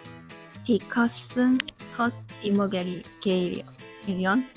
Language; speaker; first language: German; non-native, learner; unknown